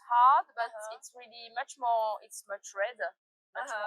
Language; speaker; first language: English; non-native, learner; French